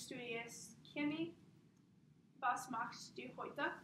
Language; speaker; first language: German; non-native, learner; English